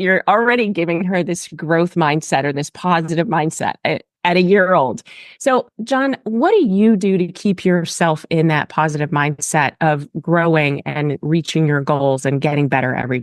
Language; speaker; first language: English; native; English